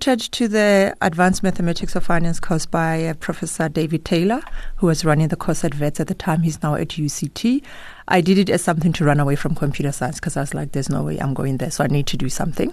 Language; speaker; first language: English; non-native, local second language; Tswana